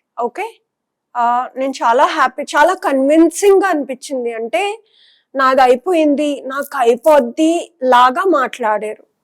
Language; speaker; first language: Telugu; non-native, local second language; Punjabi